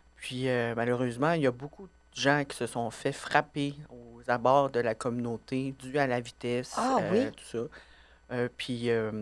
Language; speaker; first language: French; native; French